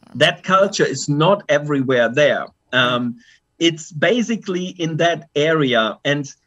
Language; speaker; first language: English; non-native, fluent; German